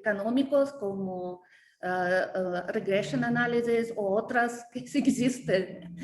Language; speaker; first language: Spanish; non-native, learner; Russian